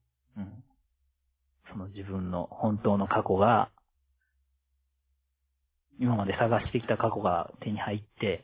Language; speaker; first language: Japanese; native; Japanese